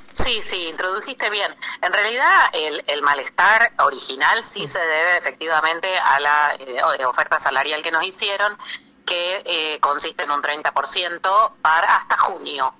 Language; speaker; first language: Spanish; native; Spanish